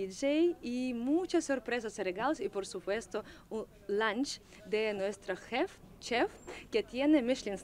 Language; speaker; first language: Spanish; non-native, learner; Russian